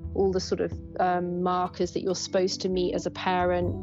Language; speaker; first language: English; native; English